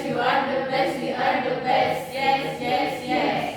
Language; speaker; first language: English; non-native, learner; Indonesian